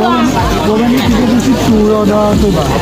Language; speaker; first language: Chinese; non-native, learner; Malayalam